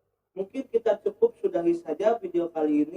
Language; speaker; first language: Indonesian; native; Indonesian